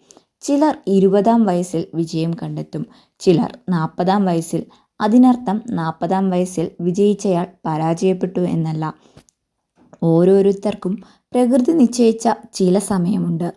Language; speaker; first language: Malayalam; native; Malayalam